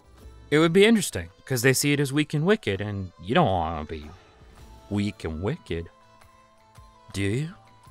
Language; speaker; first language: English; native; English